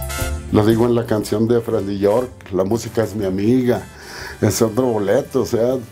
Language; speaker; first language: Spanish; native; Spanish